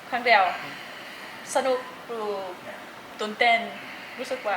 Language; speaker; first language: Thai; non-native, learner; English